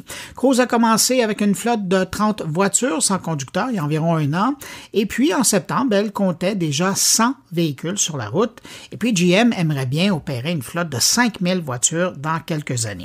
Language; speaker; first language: French; native; French